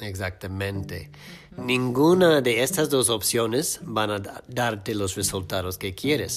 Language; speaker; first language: Spanish; non-native, fluent; English